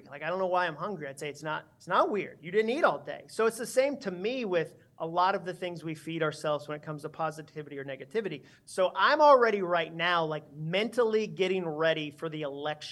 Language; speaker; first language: English; native; English